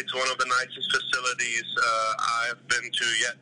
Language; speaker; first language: English; non-native, fluent; German